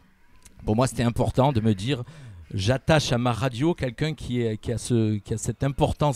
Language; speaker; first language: French; native; French